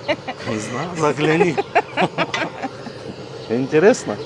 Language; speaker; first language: Russian; native; Russian